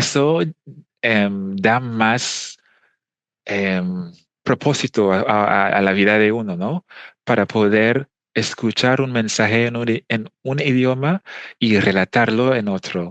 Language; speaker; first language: Spanish; non-native, fluent; English